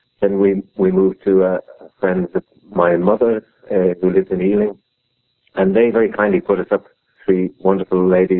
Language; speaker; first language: English; native; English